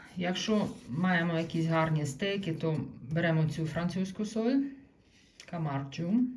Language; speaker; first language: Ukrainian; native; Ukrainian